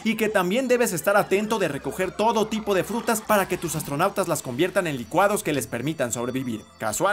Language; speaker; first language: Spanish; native; Spanish